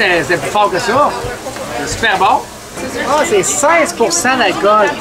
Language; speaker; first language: French; native; French